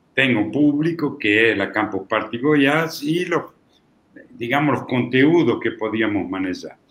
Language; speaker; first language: Portuguese; non-native, fluent; Italian